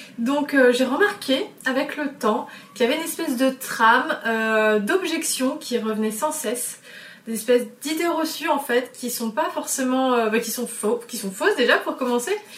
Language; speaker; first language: French; native; French